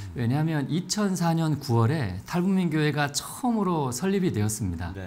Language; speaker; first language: Korean; native; Korean